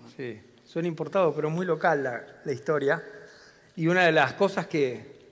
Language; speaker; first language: Spanish; native; Spanish